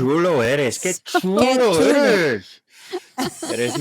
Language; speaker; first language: Spanish; non-native, learner; English